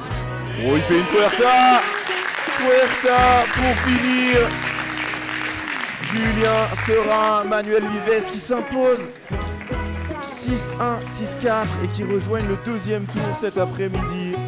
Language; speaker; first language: French; native; French